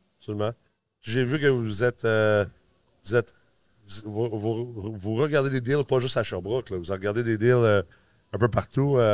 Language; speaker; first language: French; native; French